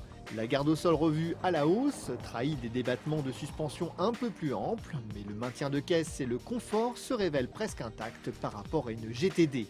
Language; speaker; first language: French; native; French